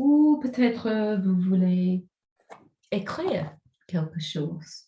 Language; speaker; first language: French; non-native, fluent; English